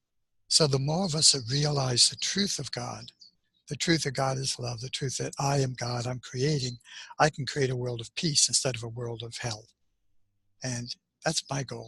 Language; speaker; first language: English; native; English